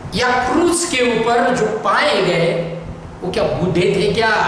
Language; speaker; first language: Hindi; non-native, local second language; Marathi